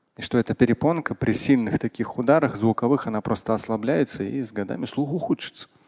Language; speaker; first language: Russian; non-native, local second language; Tatar